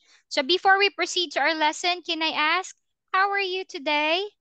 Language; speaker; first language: English; non-native, fluent; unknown